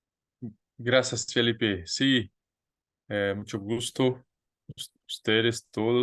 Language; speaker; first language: Spanish; non-native, fluent; Portuguese